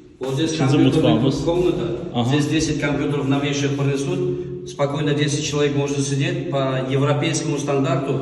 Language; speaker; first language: Russian; non-native, local second language; Uzbek